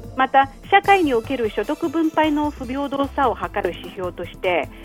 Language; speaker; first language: Japanese; non-native, fluent; Chinese